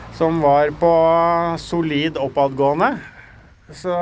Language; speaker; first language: Norwegian; native; Norwegian